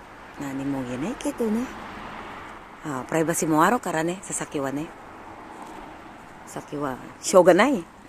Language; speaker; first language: Japanese; non-native, learner; Filipino